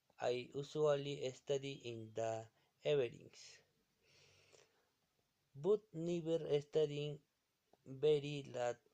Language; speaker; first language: English; non-native, learner; Spanish